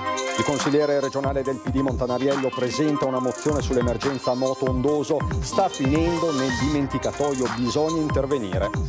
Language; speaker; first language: Italian; native; Italian